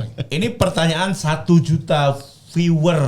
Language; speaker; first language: Indonesian; native; Indonesian